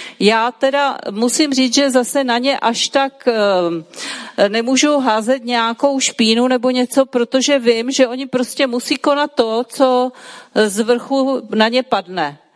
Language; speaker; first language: Czech; native; Czech